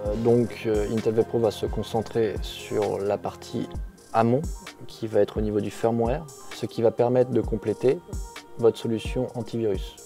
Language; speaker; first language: French; native; French